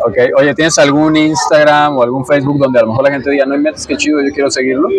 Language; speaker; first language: Spanish; native; Spanish